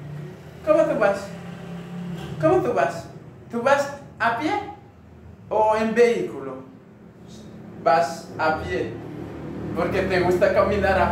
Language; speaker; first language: Spanish; non-native, fluent; Haitian Creole